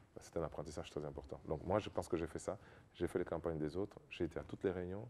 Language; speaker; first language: French; non-native, local second language; Lingala